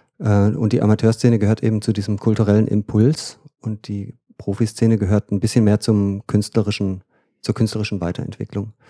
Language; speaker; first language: German; native; German